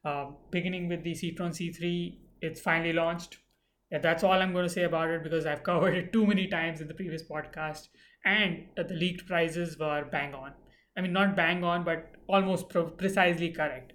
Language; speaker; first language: English; non-native, local second language; Hindi